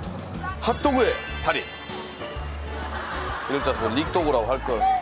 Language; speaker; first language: Korean; native; Korean